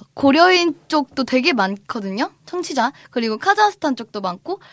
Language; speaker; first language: Korean; native; Korean